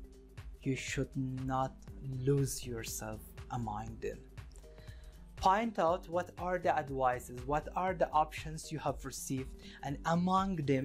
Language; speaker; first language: English; non-native, fluent; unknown